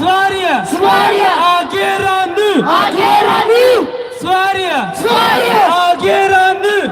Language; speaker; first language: Swedish; early bilingual, other home language; Tigrinya